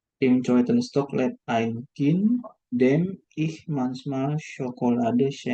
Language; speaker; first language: German; non-native, learner; Indonesian